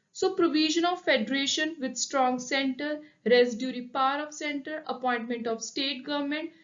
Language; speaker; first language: English; non-native, local second language; Punjabi